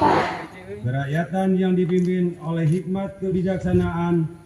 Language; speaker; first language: Indonesian; native; Indonesian